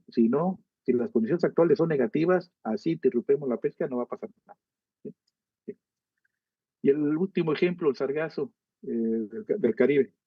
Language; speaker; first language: Spanish; native; Spanish